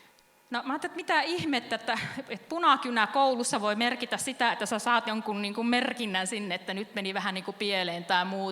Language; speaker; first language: Finnish; native; Finnish